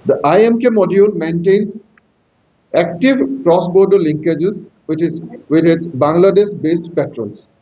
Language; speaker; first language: English; non-native, local second language; Assamese